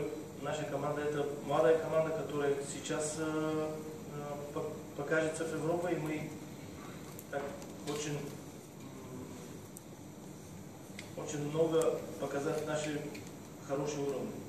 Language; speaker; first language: Russian; non-native, learner; Bulgarian